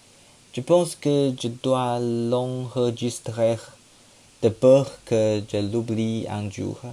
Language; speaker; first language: French; non-native, learner; Chinese